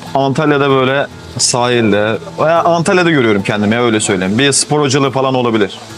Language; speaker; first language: Turkish; native; Turkish